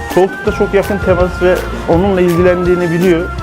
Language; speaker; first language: Turkish; native; Turkish